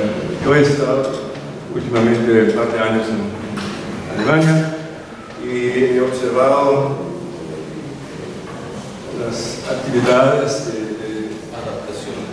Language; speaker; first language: Spanish; non-native, fluent; German